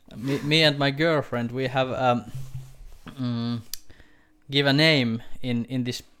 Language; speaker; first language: English; non-native, learner; Finnish